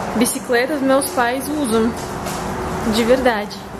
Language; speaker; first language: Portuguese; non-native, fluent; Russian